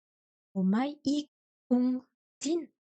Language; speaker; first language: Chinese; non-native, learner; French